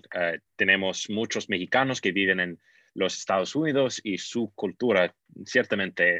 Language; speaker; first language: Spanish; non-native, fluent; English